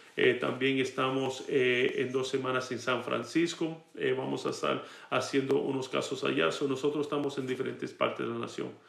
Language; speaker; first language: Spanish; early bilingual, heritage; Spanish